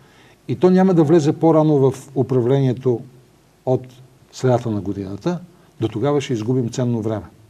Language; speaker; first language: Bulgarian; native; Bulgarian